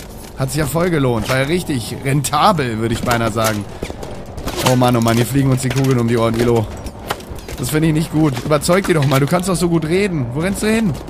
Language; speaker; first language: German; native; German